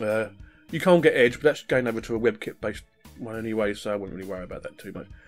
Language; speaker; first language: English; native; English